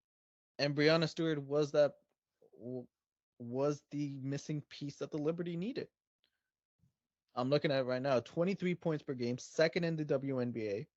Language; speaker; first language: English; native; English